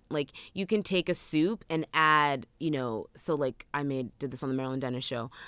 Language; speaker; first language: English; native; English